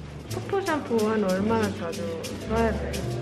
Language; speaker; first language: Korean; non-native, fluent; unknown